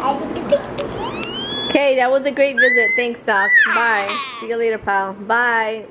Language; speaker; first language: English; early bilingual, other home language; Spanish